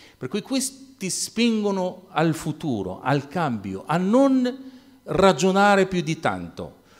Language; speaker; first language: Italian; non-native, fluent; Arabic